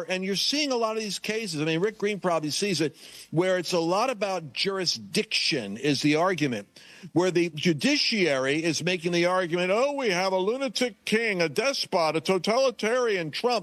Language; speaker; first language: English; native; English